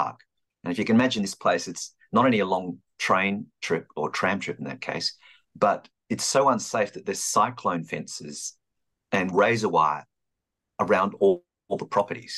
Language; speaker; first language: English; native; English